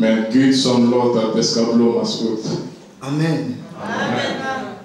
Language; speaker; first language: Swedish; non-native, learner; Lingala